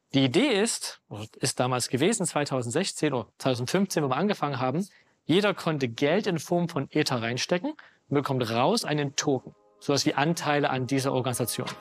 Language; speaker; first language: German; native; German